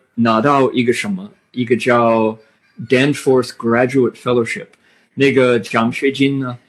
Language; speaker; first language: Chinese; non-native, fluent; English